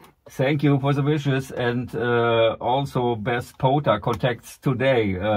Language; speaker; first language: English; non-native, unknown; German